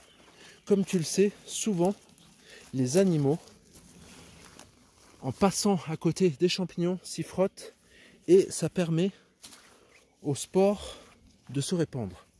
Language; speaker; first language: French; native; French